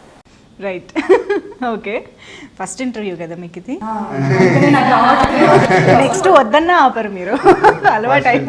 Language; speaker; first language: Telugu; native; Telugu